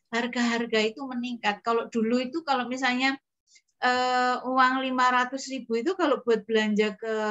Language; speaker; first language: Indonesian; native; Indonesian